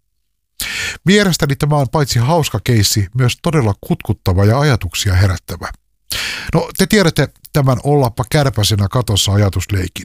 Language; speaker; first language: Finnish; native; Finnish